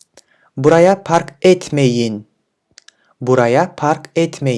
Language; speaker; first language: Turkish; non-native, fluent; Kyrgyz